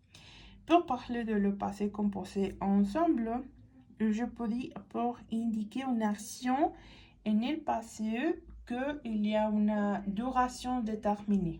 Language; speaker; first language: French; non-native, fluent; Spanish